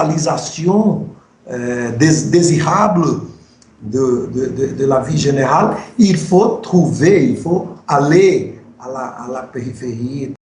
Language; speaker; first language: French; non-native, fluent; Portuguese